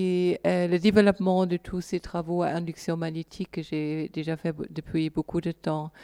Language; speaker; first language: French; non-native, fluent; German